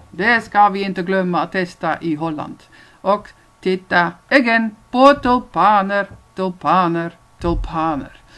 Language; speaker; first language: Swedish; non-native, fluent; Dutch